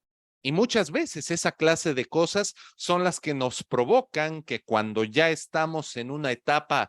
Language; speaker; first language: Spanish; native; Spanish